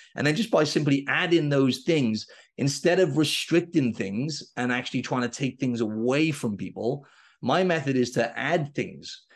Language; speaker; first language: English; native; English